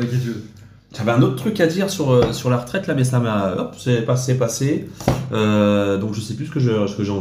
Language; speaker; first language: French; native; French